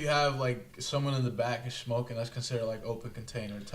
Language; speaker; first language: English; native; English